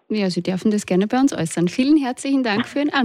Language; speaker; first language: German; native; German